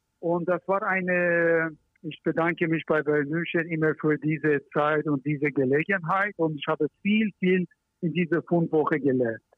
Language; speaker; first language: German; non-native, learner; Persian